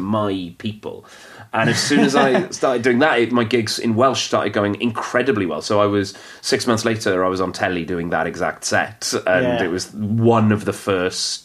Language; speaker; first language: English; non-native, local second language; Welsh